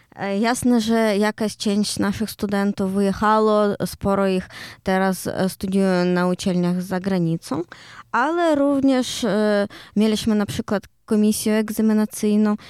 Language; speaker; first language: Polish; non-native, learner; Ukrainian